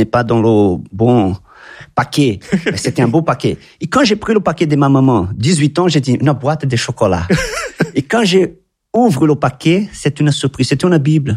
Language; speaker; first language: French; non-native, fluent; Portuguese